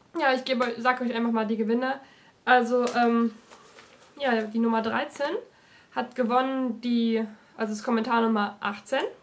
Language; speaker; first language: German; native; German